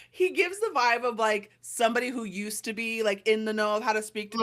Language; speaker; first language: English; native; English